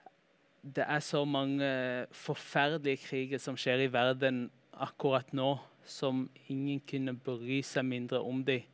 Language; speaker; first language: Norwegian; early bilingual, heritage; Norwegian